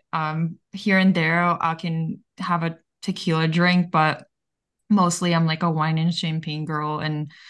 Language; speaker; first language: English; early bilingual, other home language; Bulgarian